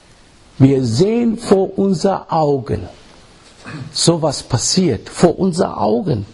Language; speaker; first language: German; non-native, learner; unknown